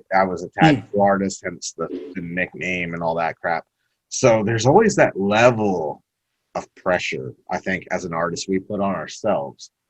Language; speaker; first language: English; native; English